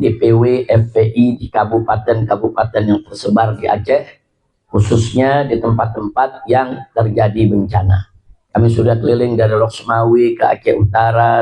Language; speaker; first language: Indonesian; native; Indonesian